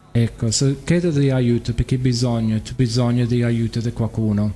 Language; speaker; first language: Italian; non-native, learner; English